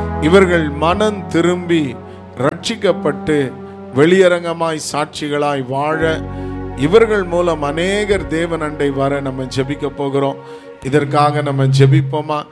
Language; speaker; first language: Tamil; native; Tamil